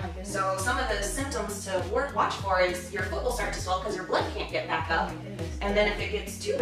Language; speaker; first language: English; native; English